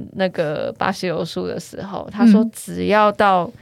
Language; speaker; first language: Chinese; native; Chinese